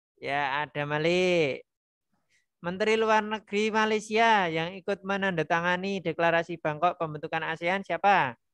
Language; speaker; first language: Indonesian; non-native, local second language; Javanese